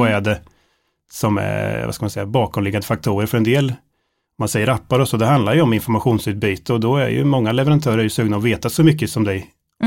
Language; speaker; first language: Swedish; native; Swedish